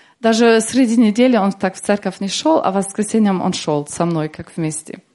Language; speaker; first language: Russian; early bilingual, heritage; Russian